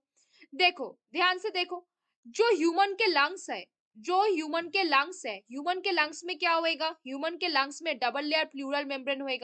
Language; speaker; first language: Hindi; native; Hindi